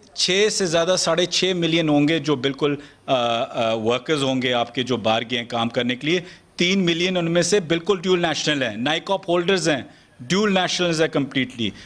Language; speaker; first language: Urdu; early bilingual, heritage; Urdu